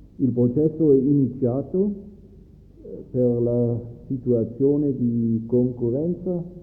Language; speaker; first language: Italian; non-native, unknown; German